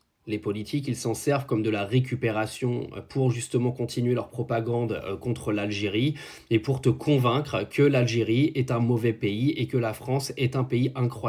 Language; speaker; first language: French; native; French